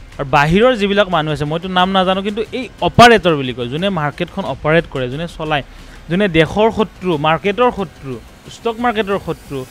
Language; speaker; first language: Assamese; native; Assamese